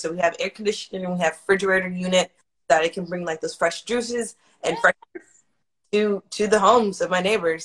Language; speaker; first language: English; native; English